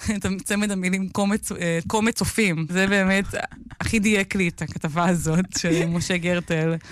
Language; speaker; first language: Hebrew; native; Hebrew